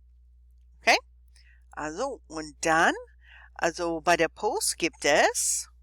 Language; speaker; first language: German; non-native, fluent; English